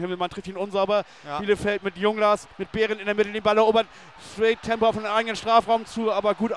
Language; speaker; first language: German; native; German